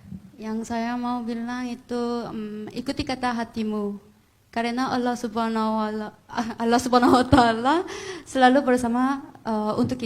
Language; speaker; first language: Indonesian; non-native, fluent; Korean